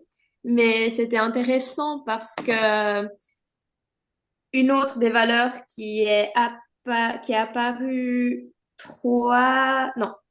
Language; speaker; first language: French; non-native, fluent; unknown